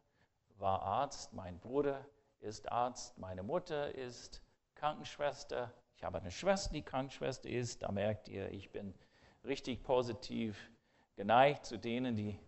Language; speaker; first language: German; non-native, fluent; English